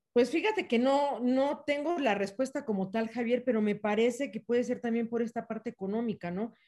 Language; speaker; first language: Spanish; native; Spanish